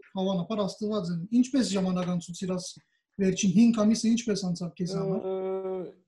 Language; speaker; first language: Armenian; native; Armenian